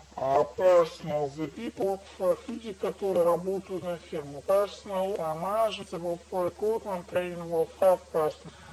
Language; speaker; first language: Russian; non-native, learner; English